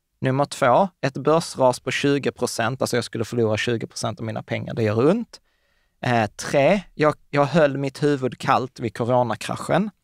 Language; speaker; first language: Swedish; native; Swedish